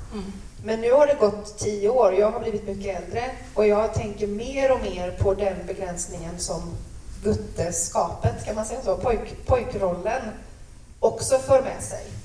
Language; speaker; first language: Swedish; native; Swedish